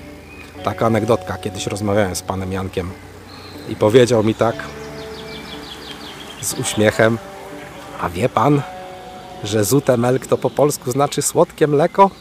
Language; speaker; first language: Polish; native; Polish